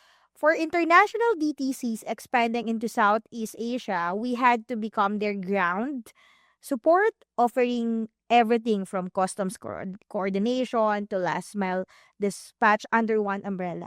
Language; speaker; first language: English; non-native, local second language; Filipino